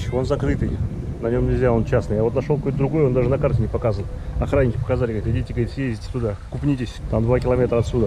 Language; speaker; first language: Russian; native; Russian